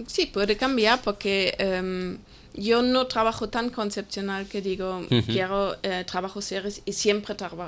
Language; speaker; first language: Spanish; non-native, fluent; German